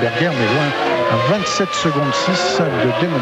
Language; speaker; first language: French; native; French